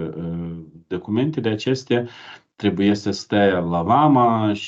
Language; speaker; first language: Romanian; non-native, learner; Ukrainian